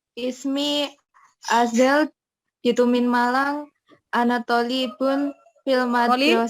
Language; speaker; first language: Arabic; non-native, learner; Indonesian